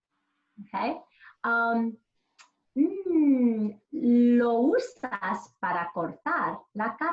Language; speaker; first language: Spanish; non-native, fluent; English